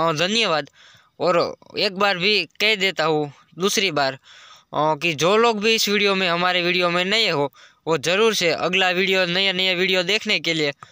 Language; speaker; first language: Hindi; non-native, local second language; Gujarati